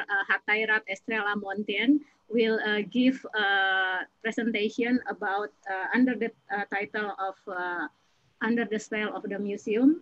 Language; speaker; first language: English; non-native, fluent; Indonesian